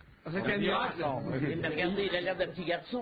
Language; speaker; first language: French; native; French